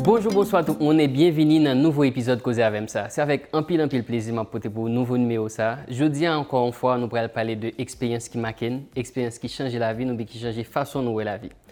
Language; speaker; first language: French; non-native, local second language; Haitian Creole